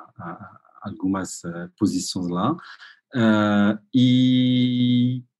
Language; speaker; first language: Portuguese; non-native, fluent; French